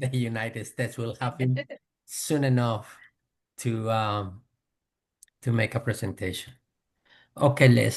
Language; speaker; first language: English; non-native, fluent; Spanish